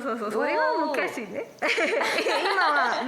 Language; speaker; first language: Japanese; non-native, learner; Spanish